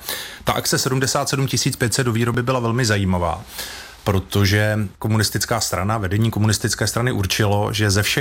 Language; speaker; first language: Czech; native; Czech